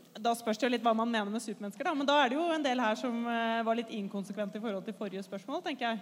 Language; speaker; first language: Norwegian; native; Norwegian